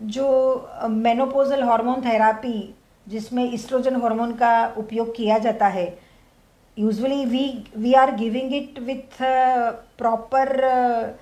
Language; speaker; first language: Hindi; non-native, local second language; Gujarati